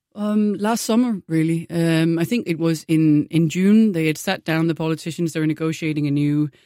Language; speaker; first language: English; non-native, fluent; Danish